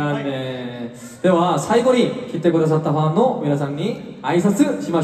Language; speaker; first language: Japanese; non-native, fluent; Korean